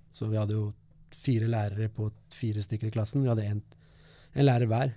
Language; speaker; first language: Norwegian; early bilingual, other home language; Kurdish